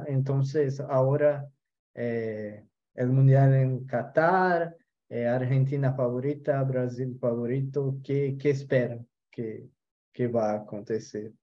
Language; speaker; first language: Spanish; non-native, local second language; Portuguese